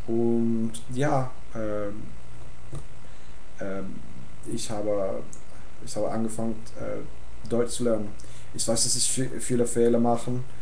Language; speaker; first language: German; non-native, learner; English